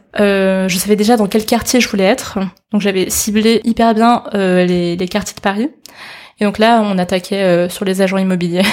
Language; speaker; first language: French; early bilingual, other home language; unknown